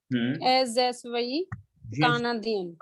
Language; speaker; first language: French; non-native, learner; Hindi